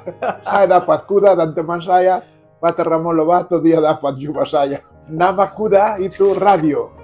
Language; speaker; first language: Indonesian; non-native, fluent; Spanish